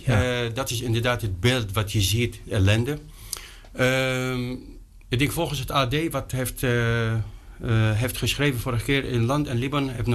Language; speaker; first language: Dutch; non-native, fluent; Arabic